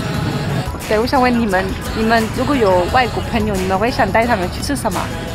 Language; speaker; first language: Chinese; non-native, fluent; French